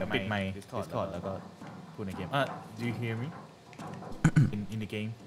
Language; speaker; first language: English; non-native, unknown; Thai